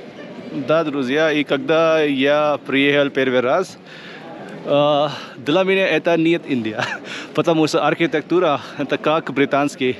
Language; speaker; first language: Russian; non-native, learner; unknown